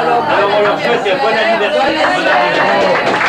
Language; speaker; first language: French; native; French